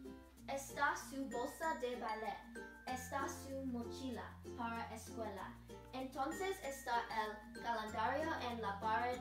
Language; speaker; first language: Spanish; non-native, learner; English